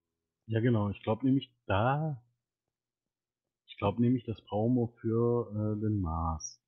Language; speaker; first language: German; native; German